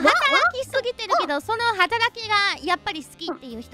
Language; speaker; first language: Japanese; non-native, fluent; German